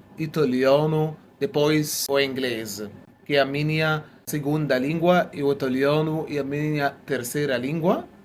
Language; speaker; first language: Portuguese; non-native, fluent; Arabic